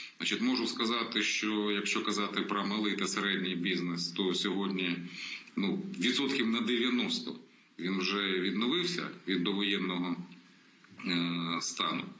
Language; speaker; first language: Ukrainian; native; Ukrainian